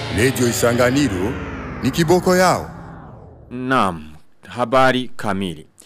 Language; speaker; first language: Swahili; non-native, local second language; Rundi